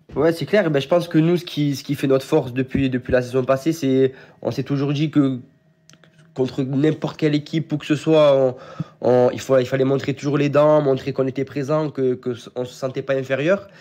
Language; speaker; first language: French; native; French